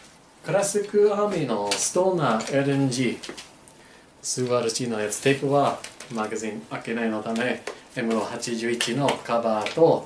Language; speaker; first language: Japanese; non-native, learner; English